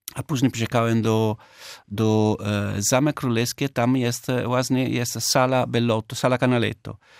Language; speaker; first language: Polish; non-native, learner; Italian